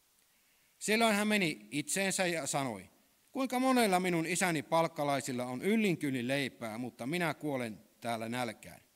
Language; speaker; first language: Finnish; native; Finnish